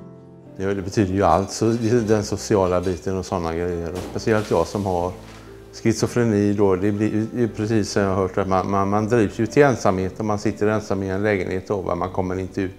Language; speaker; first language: Swedish; native; Swedish